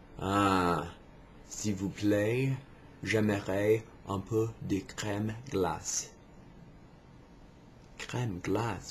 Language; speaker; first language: French; non-native, learner; English